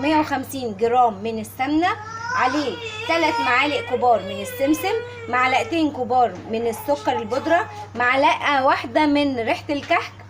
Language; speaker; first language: Arabic; native; Arabic